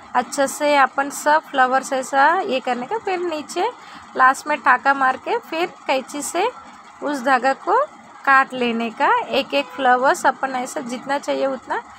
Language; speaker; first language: Hindi; non-native, local second language; Telugu